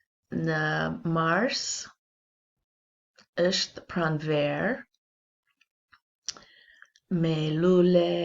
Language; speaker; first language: Albanian; non-native, learner; English